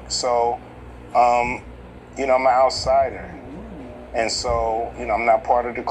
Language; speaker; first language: English; native; English